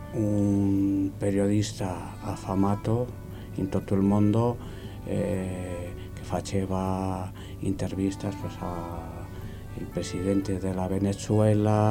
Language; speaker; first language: Italian; non-native, learner; Spanish